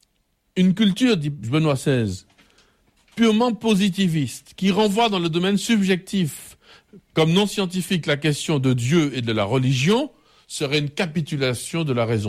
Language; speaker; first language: French; native; French